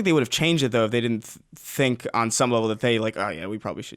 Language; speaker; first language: English; native; English